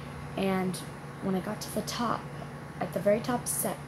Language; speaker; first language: English; native; English